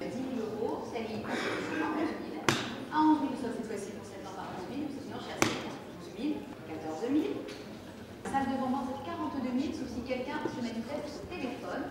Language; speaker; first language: French; native; French